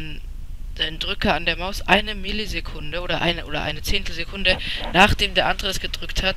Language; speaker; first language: German; native; German